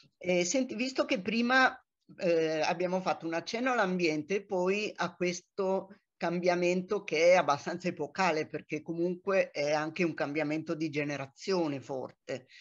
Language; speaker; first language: Italian; native; Italian